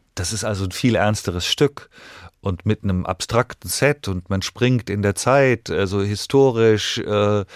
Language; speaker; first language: German; native; German